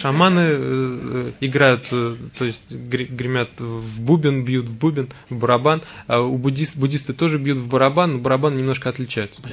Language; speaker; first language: Russian; native; Russian